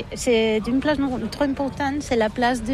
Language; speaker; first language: French; non-native, learner; Catalan